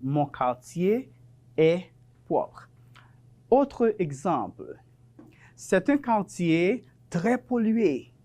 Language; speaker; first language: French; non-native, fluent; Spanish